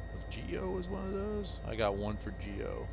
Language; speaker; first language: English; native; English